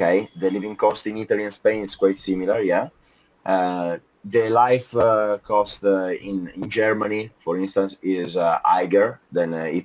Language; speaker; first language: English; non-native, fluent; Italian